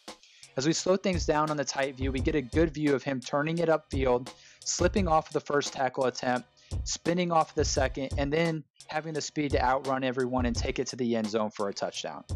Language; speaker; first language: English; native; English